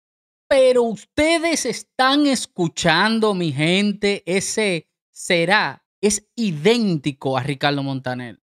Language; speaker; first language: Spanish; native; Spanish